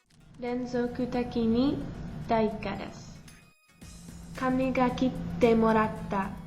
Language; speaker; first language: Japanese; non-native, learner; English